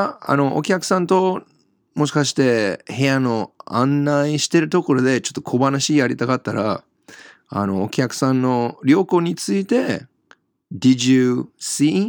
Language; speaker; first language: Japanese; non-native, fluent; English